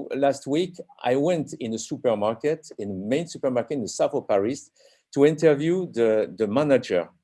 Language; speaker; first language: English; non-native, learner; French